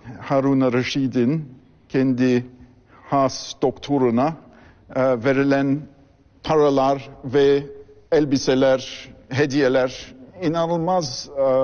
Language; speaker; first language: Turkish; non-native, fluent; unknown